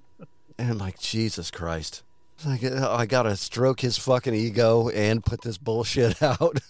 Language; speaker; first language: English; native; English